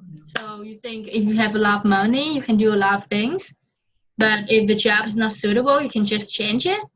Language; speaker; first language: English; non-native, fluent; Vietnamese